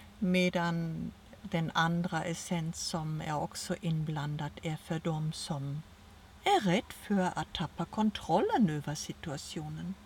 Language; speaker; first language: Swedish; non-native, fluent; German